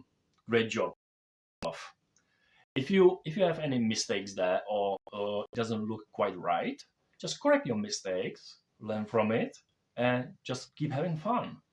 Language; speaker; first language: English; non-native, fluent; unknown